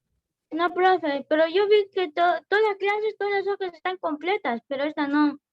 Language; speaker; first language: Spanish; native; Spanish